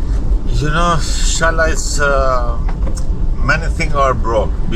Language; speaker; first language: English; non-native, learner; Albanian